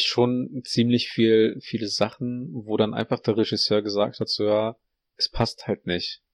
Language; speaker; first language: German; native; German